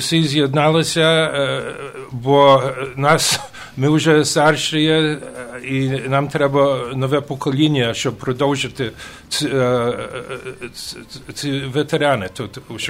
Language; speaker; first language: Ukrainian; early bilingual, heritage; Ukrainian